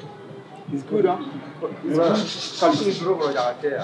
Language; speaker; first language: English; non-native, learner; French